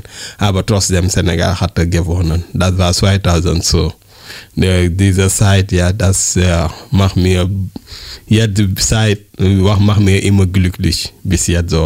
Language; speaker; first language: German; non-native, learner; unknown